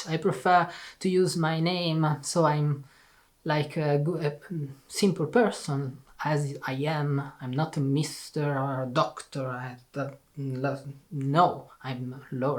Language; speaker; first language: English; non-native, learner; Italian